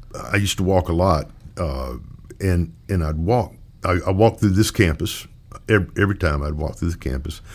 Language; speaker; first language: English; native; English